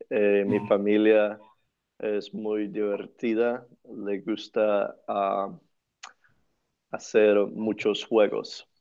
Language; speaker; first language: Spanish; early bilingual, other home language; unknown